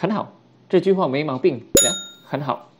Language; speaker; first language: Chinese; non-native, fluent; Indonesian